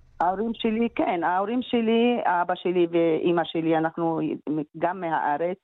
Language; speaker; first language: Hebrew; non-native, local second language; Arabic